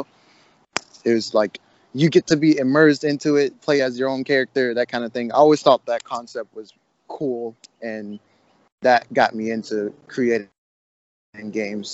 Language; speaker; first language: English; native; English